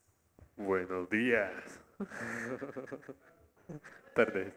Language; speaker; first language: Spanish; non-native, learner; Russian